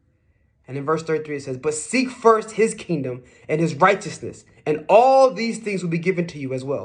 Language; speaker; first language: English; native; English